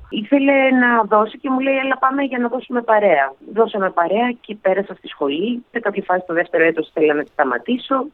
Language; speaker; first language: Greek; early bilingual, other home language; Russian